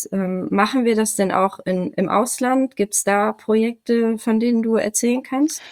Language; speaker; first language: German; native; German